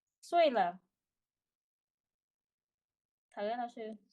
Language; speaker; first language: Chinese; non-native, learner; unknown